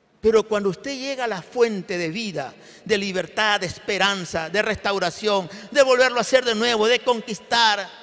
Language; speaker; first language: Spanish; native; Spanish